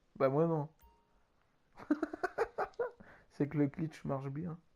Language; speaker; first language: French; native; French